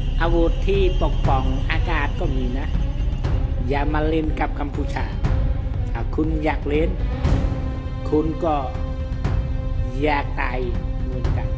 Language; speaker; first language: Thai; native; Thai